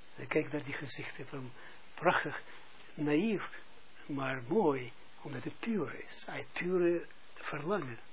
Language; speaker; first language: Dutch; non-native, fluent; Russian